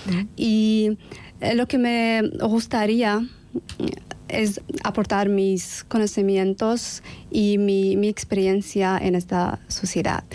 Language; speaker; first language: Spanish; non-native, learner; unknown